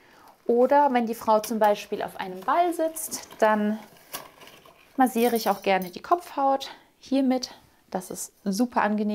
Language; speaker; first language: German; native; German